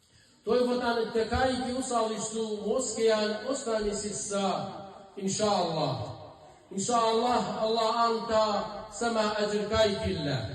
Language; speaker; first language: Finnish; non-native, fluent; Arabic